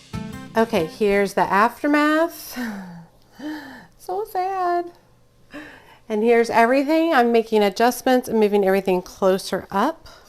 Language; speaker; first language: English; native; English